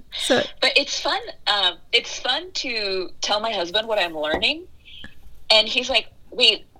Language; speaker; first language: English; early bilingual, other home language; French